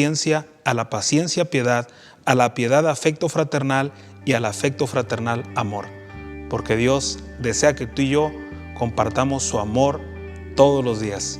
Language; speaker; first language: Spanish; native; Spanish